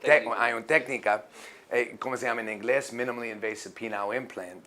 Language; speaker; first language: Spanish; non-native, learner; English